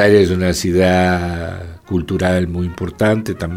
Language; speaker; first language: Portuguese; non-native, fluent; Spanish